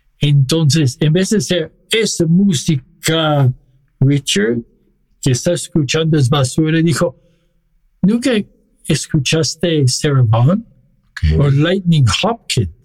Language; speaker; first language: Spanish; non-native, fluent; English